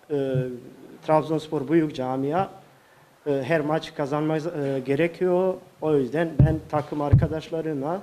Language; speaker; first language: Turkish; non-native, fluent; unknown